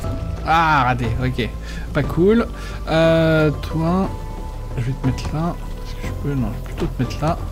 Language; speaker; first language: French; native; French